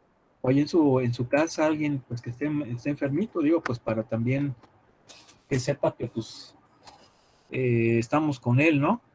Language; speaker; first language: Spanish; native; Spanish